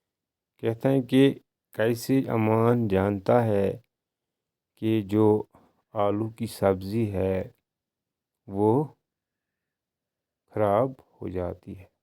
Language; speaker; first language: Hindi; non-native, local second language; Kashmiri